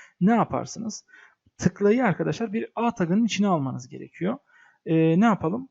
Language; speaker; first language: Turkish; native; Turkish